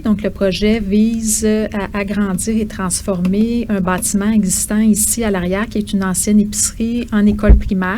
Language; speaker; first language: French; native; French